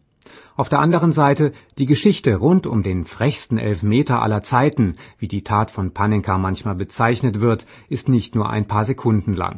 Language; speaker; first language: German; native; German